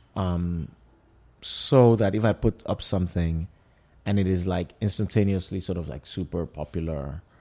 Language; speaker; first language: English; non-native, local second language; Yoruba